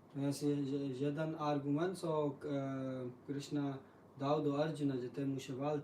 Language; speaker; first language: Polish; non-native, learner; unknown